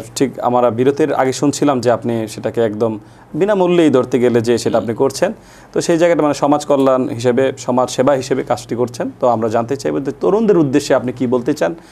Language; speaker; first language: Bangla; native; Bangla